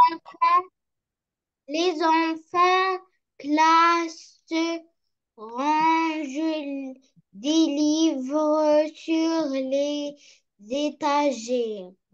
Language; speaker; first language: French; non-native, learner; Arabic